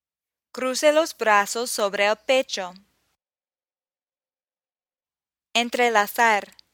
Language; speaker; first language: Spanish; non-native, fluent; English